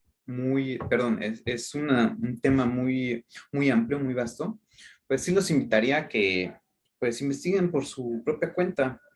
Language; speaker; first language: Spanish; native; Spanish